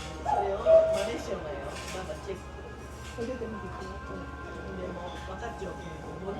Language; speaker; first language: Japanese; native; Japanese